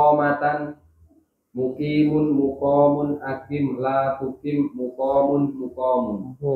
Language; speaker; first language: Arabic; non-native, learner; Indonesian